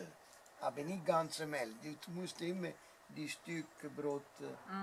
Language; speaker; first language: German; non-native, learner; Italian